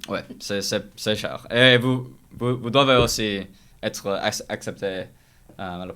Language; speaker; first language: French; non-native, learner; English